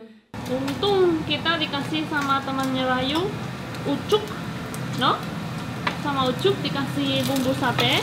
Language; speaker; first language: Indonesian; non-native, fluent; Spanish